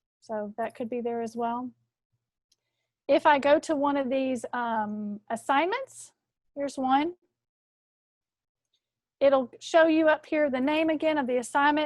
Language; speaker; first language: English; native; English